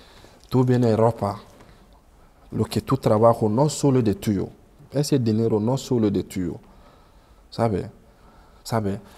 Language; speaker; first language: Spanish; non-native, learner; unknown